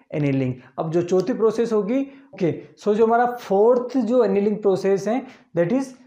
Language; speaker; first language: Hindi; native; Hindi